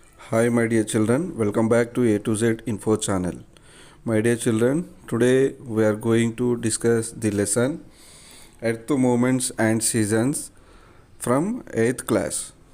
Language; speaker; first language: English; non-native, local second language; Telugu